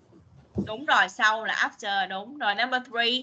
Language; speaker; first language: Vietnamese; native; Vietnamese